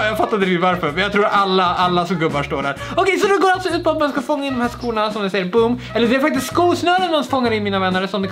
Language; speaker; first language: Swedish; native; Swedish